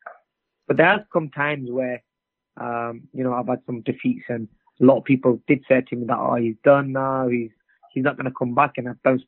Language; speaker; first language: English; native; English